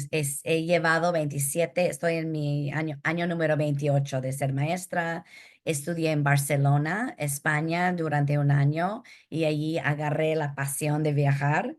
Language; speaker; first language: Spanish; early bilingual, heritage; Spanish